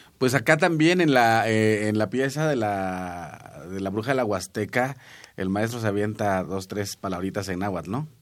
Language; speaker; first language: Spanish; non-native, local second language; Nahuatl languages